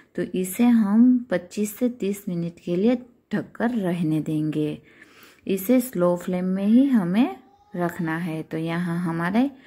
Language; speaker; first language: Hindi; non-native, local second language; Gujarati